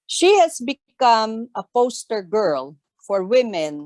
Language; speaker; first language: English; non-native, local second language; Tausug